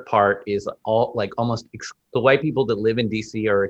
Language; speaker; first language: English; early bilingual, other home language; Spanish